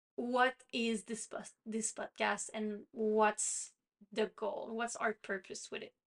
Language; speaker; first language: English; non-native, fluent; French